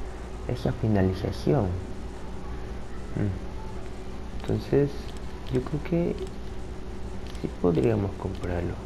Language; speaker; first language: Spanish; native; Spanish